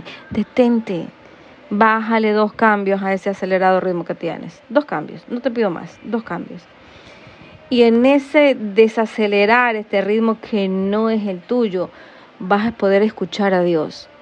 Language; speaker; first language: Spanish; native; Spanish